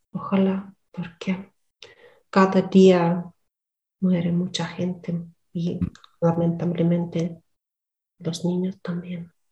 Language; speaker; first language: Spanish; non-native, learner; Russian